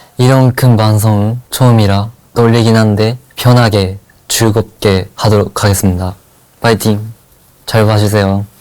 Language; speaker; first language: Korean; non-native, fluent; Japanese